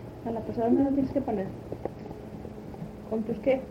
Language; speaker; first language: Spanish; native; Spanish